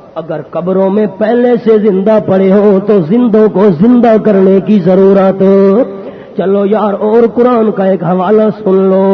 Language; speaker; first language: Urdu; non-native, local second language; Pashto